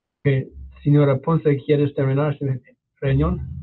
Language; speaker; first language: Spanish; non-native, learner; English